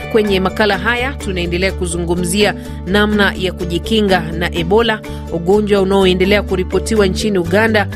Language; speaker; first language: Swahili; non-native, local second language; Kalenjin